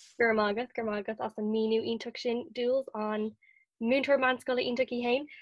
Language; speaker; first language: Irish; non-native, local second language; English